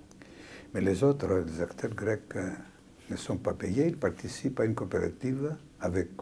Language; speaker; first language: French; non-native, fluent; Greek